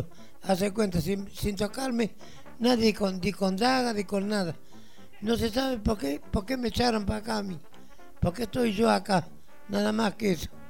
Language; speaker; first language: Spanish; native; Spanish